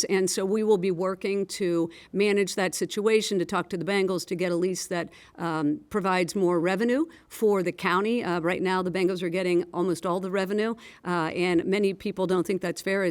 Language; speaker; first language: English; native; English